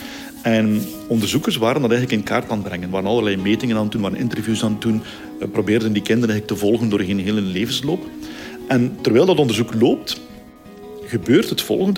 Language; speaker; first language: Dutch; native; Dutch